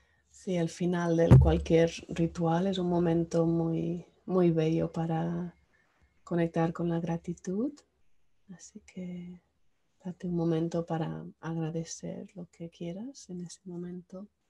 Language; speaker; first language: Spanish; non-native, local second language; English